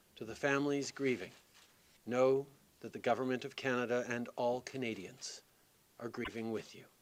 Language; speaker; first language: English; native; English